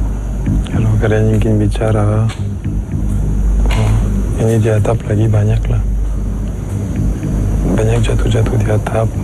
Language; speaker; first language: Indonesian; non-native, fluent; English